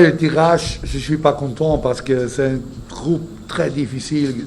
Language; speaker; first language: French; non-native, fluent; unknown